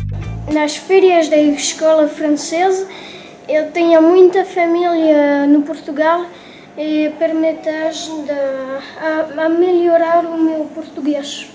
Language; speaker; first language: Portuguese; early bilingual, heritage; French